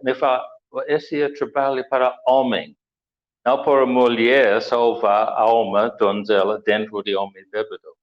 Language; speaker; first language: Portuguese; non-native, learner; English